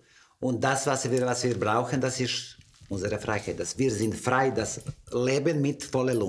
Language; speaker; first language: German; non-native, learner; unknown